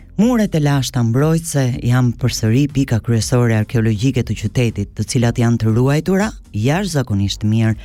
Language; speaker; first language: Albanian; early bilingual, heritage; Albanian